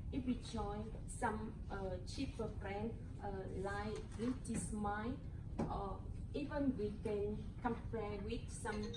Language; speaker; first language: English; non-native, learner; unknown